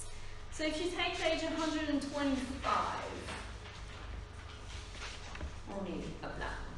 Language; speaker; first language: French; native; French